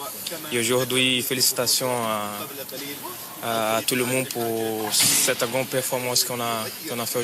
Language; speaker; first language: French; non-native, fluent; Portuguese